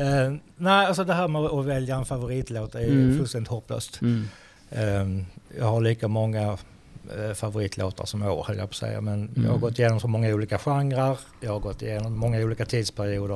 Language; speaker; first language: Swedish; native; Swedish